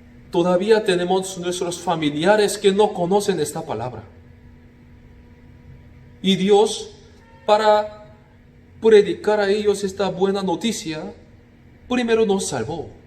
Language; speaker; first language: Spanish; non-native, fluent; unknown